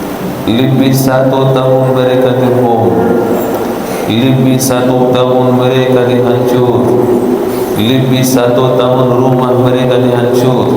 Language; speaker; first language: Indonesian; non-native, fluent; Arabic